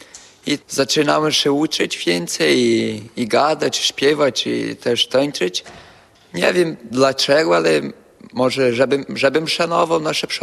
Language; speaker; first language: Polish; early bilingual, heritage; Portuguese